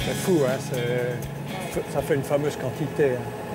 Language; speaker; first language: French; native; French